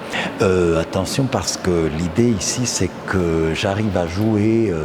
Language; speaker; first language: French; non-native, fluent; Italian